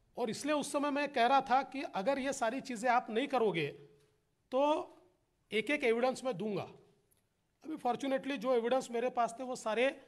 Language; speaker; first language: Hindi; non-native, local second language; Marathi